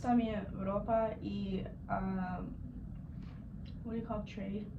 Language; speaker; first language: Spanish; non-native, learner; English